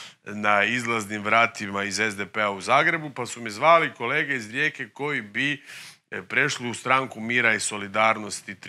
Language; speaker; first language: Croatian; native; Croatian